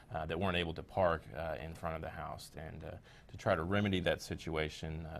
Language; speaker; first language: English; native; English